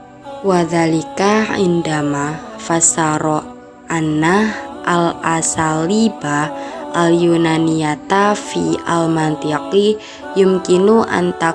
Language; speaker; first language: Arabic; non-native, learner; Indonesian